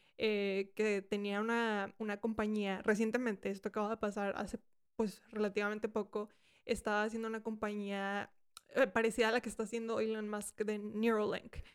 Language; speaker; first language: Spanish; early bilingual, heritage; Spanish